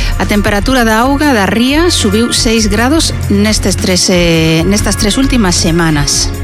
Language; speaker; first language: Galician; non-native, local second language; Spanish